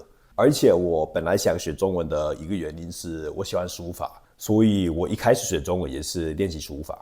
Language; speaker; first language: Chinese; non-native, fluent; English